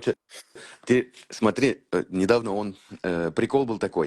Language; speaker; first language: Russian; non-native, fluent; Uzbek